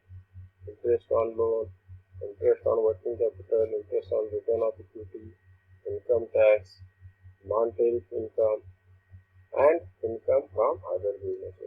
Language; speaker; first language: English; non-native, local second language; Marathi